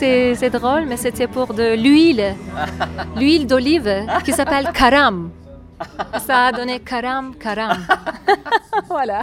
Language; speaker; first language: French; non-native, fluent; Turkish